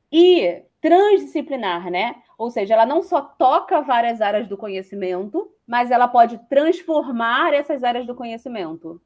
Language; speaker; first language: Portuguese; native; Portuguese